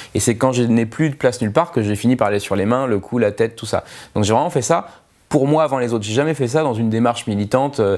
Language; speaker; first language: French; native; French